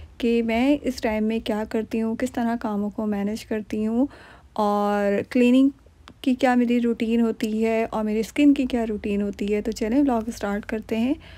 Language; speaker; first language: Urdu; native; Urdu